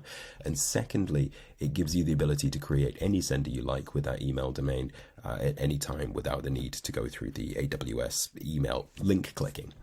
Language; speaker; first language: English; native; English